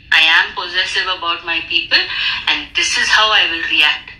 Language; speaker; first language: English; non-native, local second language; Kannada